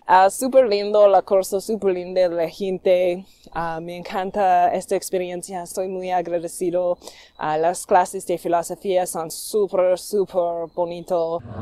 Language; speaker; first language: Spanish; non-native, learner; English